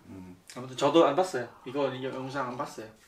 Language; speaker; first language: Korean; non-native, learner; Vietnamese